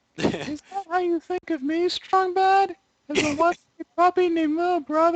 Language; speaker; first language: English; native; English